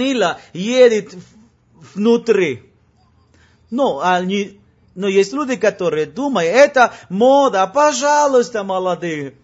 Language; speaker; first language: Russian; non-native, learner; Spanish